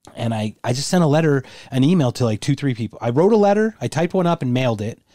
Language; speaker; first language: English; native; English